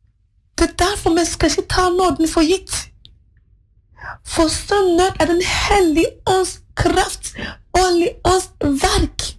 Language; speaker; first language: Norwegian; non-native, fluent; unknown